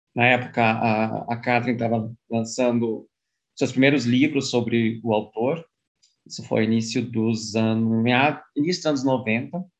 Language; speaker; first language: Portuguese; early bilingual, other home language; German